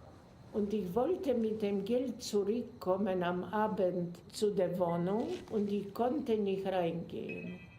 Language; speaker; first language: German; non-native, fluent; Polish